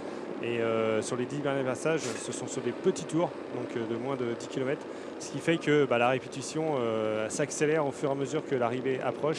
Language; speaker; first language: French; native; French